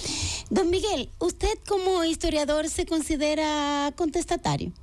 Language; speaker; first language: Spanish; native; Spanish